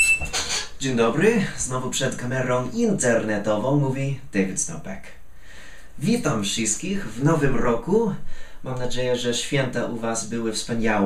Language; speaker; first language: Polish; non-native, fluent; English